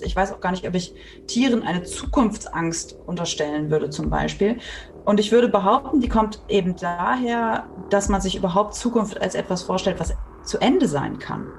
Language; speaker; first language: German; native; German